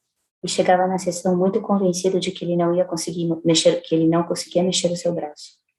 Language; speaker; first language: Portuguese; native; Portuguese